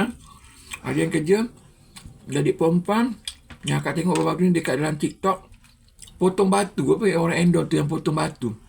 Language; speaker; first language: Malay; native; Malay